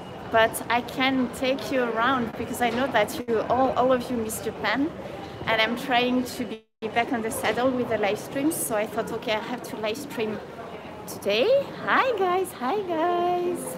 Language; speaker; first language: English; non-native, fluent; French